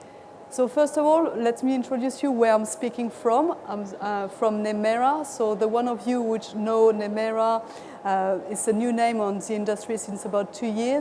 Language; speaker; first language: English; non-native, fluent; French